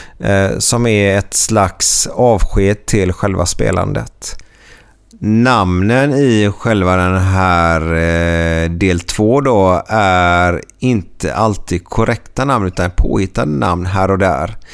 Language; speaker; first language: Swedish; native; Swedish